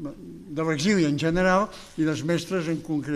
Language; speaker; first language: Catalan; native; Catalan